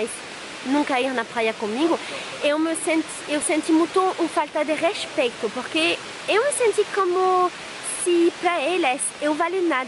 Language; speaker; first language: Portuguese; non-native, fluent; French